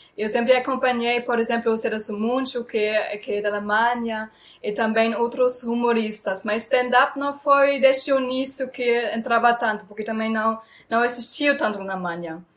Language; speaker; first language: Portuguese; non-native, fluent; German